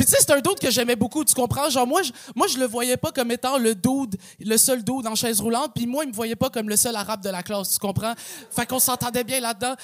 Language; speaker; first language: French; early bilingual, other home language; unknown